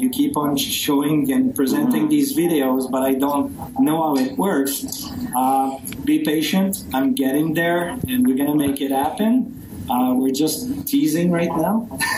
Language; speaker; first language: English; non-native, fluent; French